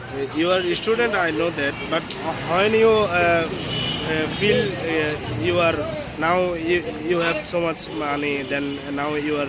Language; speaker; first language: English; non-native, learner; Bangla